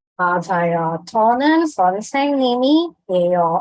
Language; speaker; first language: Korean; non-native, fluent; Indonesian